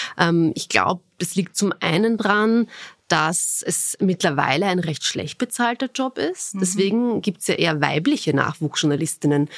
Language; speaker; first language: German; early bilingual, other home language; Bosnian